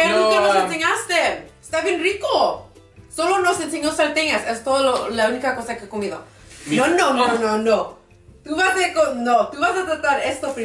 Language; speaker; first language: Spanish; early bilingual, heritage; English